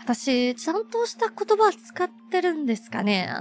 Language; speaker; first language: Japanese; non-native, fluent; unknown